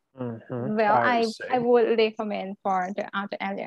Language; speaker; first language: English; non-native, learner; Thai